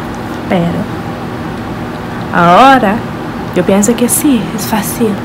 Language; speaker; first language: Spanish; non-native, learner; English